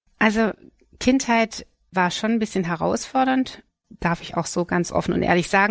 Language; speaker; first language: German; native; German